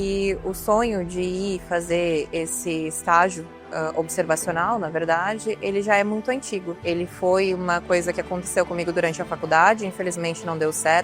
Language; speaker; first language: Portuguese; native; Portuguese